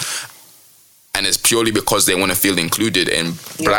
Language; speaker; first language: English; native; English